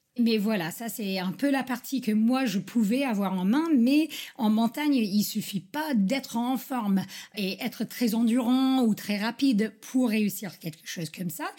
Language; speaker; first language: French; non-native, fluent; English